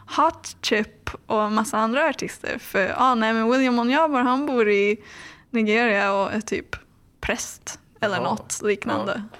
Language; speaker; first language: Swedish; early bilingual, heritage; English